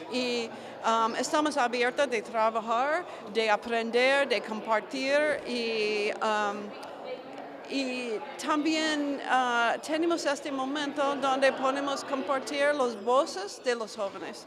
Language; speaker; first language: Spanish; non-native, fluent; English